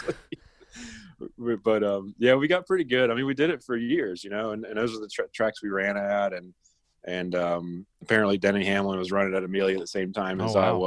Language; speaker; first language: English; native; English